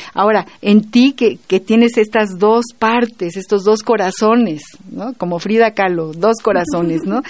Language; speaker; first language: Spanish; native; Spanish